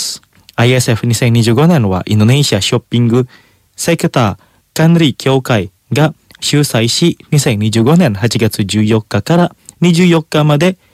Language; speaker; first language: Japanese; non-native, fluent; Indonesian